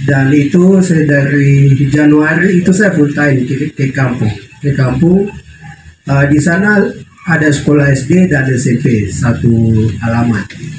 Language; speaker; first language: Indonesian; non-native, local second language; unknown